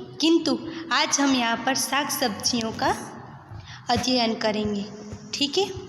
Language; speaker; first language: Hindi; non-native, local second language; Gujarati